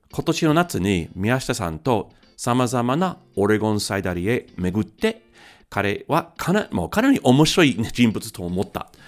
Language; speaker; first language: Japanese; non-native, fluent; English